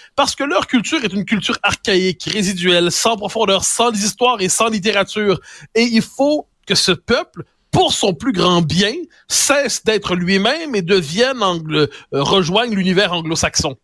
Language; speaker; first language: French; native; French